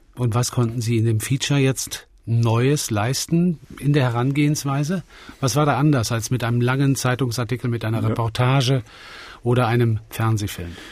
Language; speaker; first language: German; native; German